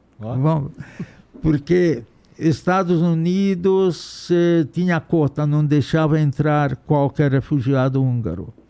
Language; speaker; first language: Portuguese; non-native, fluent; Hungarian